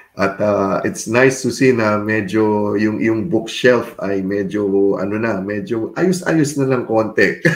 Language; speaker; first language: Filipino; native; Filipino